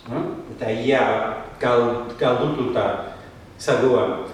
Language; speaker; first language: Basque; non-native, fluent; English